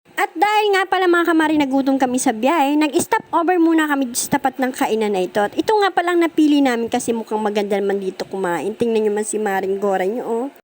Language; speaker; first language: Filipino; native; Filipino